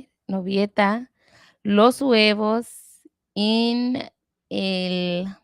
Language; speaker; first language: Spanish; non-native, learner; English